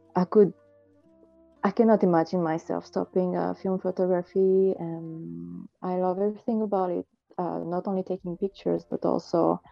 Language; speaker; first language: English; non-native, fluent; French